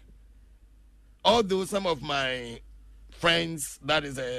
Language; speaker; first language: English; non-native, local second language; Akan